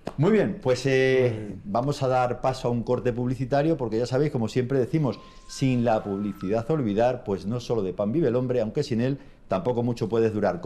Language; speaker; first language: Spanish; native; Spanish